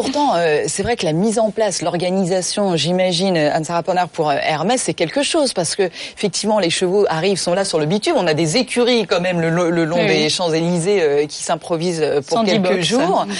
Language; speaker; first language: French; native; French